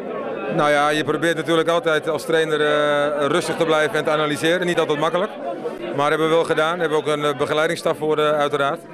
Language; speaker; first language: Dutch; native; Dutch